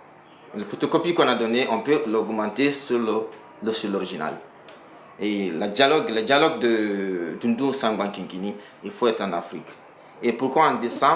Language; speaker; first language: French; non-native, local second language; Mandingo